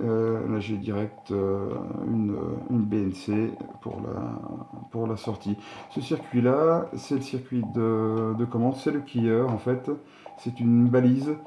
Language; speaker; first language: French; native; French